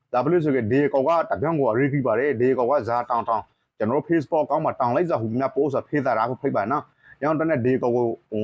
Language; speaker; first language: Burmese; non-native, local second language; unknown